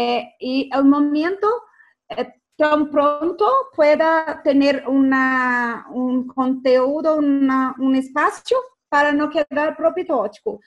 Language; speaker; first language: Spanish; non-native, fluent; Portuguese